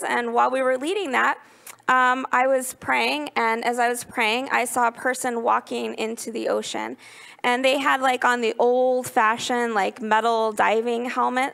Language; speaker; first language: English; native; English